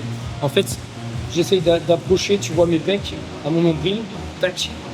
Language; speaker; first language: French; native; French